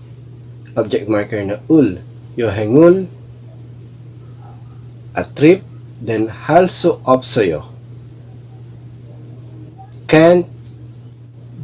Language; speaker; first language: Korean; non-native, fluent; Filipino